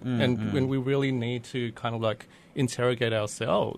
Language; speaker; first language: English; early bilingual, other home language; Vietnamese